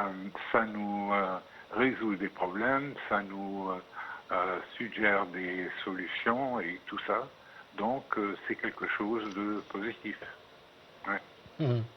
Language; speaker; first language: French; non-native, fluent; Arabic